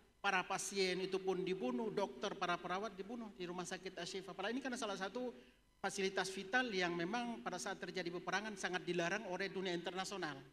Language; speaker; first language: Indonesian; native; Indonesian